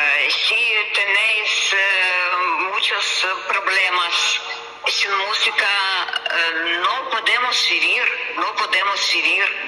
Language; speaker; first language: Spanish; non-native, learner; Russian